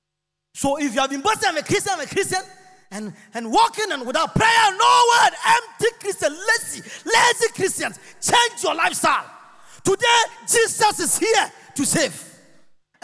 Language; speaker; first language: English; non-native, local second language; Akan